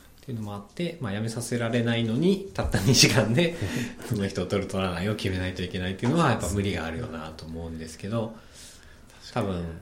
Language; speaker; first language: Japanese; native; Japanese